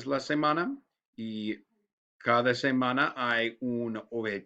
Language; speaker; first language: Spanish; non-native, learner; English